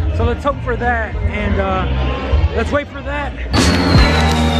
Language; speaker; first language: English; early bilingual, other home language; Spanish